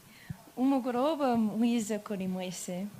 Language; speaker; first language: Kinyarwanda; non-native, learner; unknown